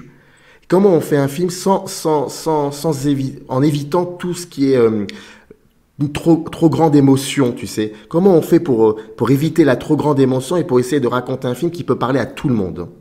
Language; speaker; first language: French; native; French